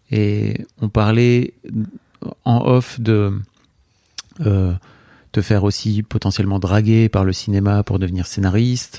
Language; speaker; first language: French; native; French